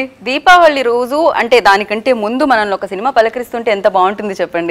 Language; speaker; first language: Telugu; native; Telugu